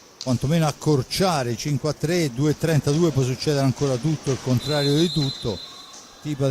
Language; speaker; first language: Italian; native; Italian